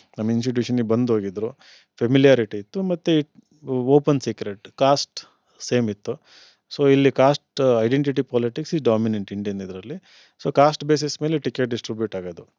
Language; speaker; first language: Kannada; native; Kannada